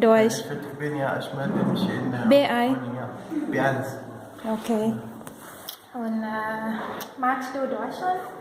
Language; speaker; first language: German; non-native, learner; Thai